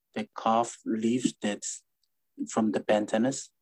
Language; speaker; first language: English; non-native, fluent; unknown